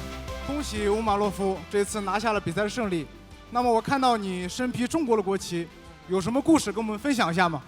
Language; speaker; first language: Chinese; native; Chinese